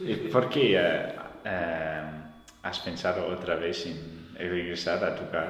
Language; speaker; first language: Spanish; non-native, learner; English